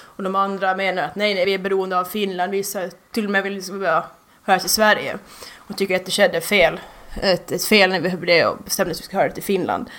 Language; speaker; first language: Swedish; native; Swedish